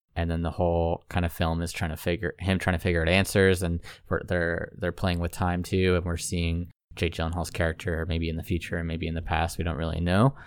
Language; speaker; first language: English; native; English